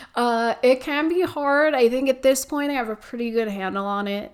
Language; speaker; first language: English; native; English